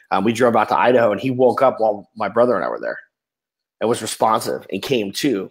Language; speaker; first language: English; native; English